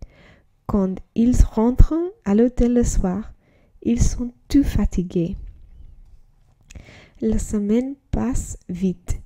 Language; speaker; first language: French; non-native, learner; English